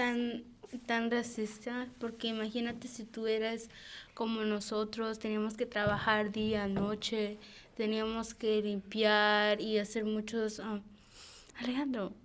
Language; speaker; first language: Spanish; early bilingual, heritage; Spanish